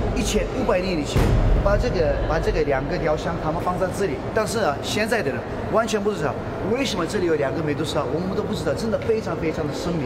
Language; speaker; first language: Chinese; non-native, fluent; Turkish